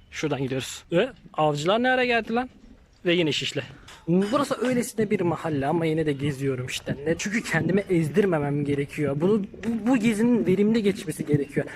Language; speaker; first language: Turkish; native; Turkish